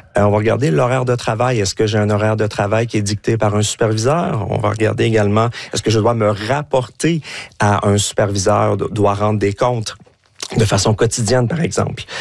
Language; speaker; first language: French; native; French